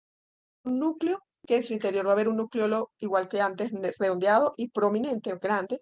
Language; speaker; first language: Spanish; native; Spanish